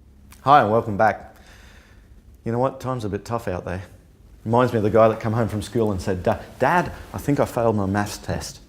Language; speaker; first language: English; native; English